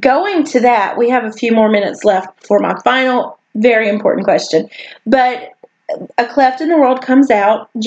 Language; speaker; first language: English; native; English